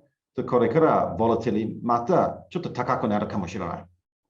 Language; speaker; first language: Japanese; non-native, learner; English